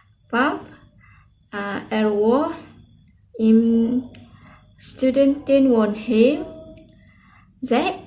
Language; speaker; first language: German; non-native, learner; Malay